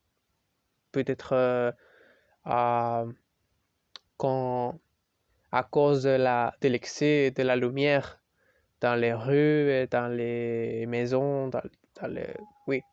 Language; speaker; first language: French; non-native, learner; Spanish